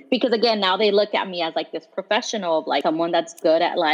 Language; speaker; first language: English; early bilingual, other home language; Spanish